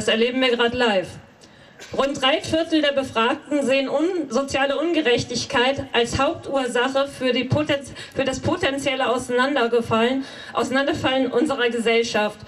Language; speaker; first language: German; native; German